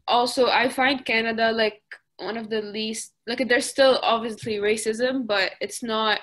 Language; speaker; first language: English; early bilingual, other home language; Arabic